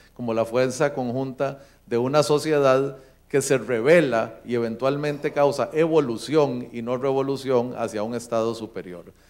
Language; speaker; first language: Spanish; native; Spanish